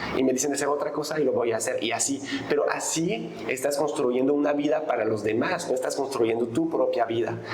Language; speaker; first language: Spanish; non-native, fluent; French